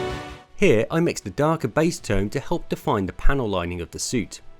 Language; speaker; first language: English; native; English